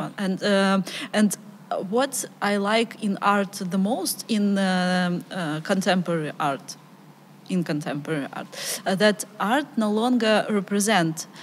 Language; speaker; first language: English; non-native, learner; Ukrainian